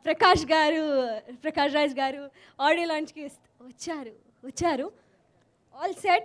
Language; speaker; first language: Telugu; non-native, learner; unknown